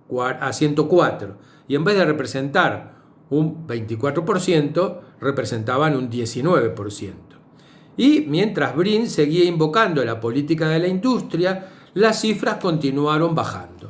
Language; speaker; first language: Spanish; native; Spanish